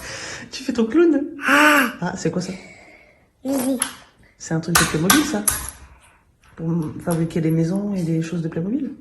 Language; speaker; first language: French; native; French